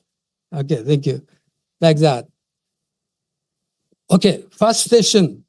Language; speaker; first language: English; non-native, fluent; Japanese